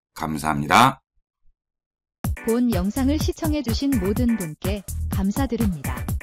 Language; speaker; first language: Korean; native; Korean